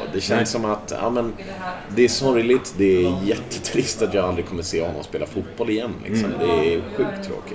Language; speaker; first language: Swedish; native; Swedish